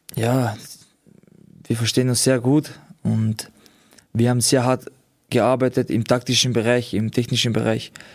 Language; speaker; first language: German; early bilingual, other home language; Georgian